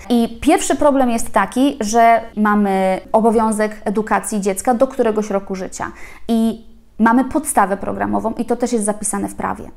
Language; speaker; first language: Polish; native; Polish